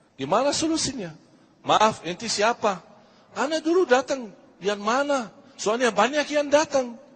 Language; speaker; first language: Malay; non-native, fluent; Arabic